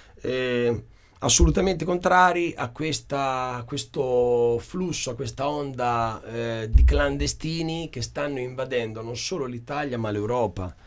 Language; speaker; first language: Italian; native; Italian